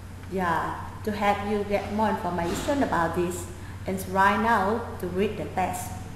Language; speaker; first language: English; non-native, fluent; Vietnamese